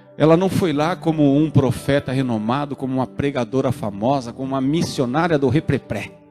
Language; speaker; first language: Portuguese; native; Portuguese